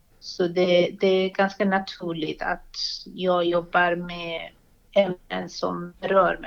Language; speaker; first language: Swedish; non-native, fluent; Persian